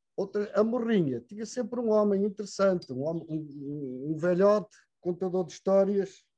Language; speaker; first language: Portuguese; native; Portuguese